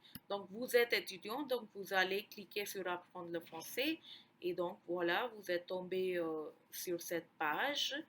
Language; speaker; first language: French; non-native, fluent; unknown